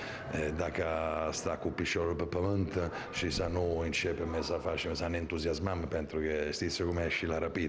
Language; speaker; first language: Romanian; non-native, fluent; Italian